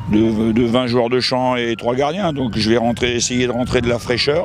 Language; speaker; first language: French; native; French